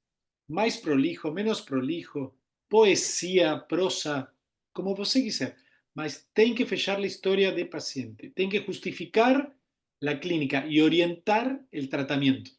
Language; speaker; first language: Portuguese; non-native, learner; Spanish